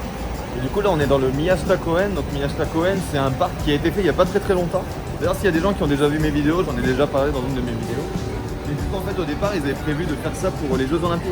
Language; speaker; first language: French; native; French